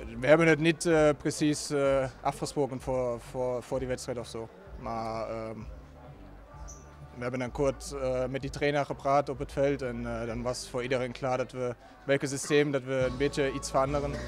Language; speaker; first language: Dutch; non-native, fluent; German